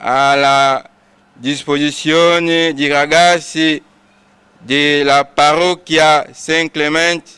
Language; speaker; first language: Italian; non-native, learner; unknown